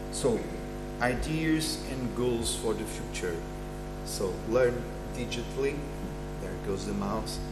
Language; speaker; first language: English; non-native, fluent; Portuguese